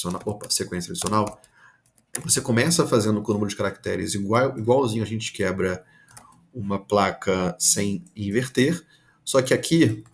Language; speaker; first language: Portuguese; native; Portuguese